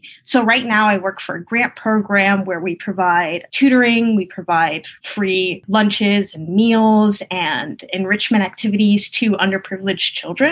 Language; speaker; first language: English; early bilingual, other home language; Spanish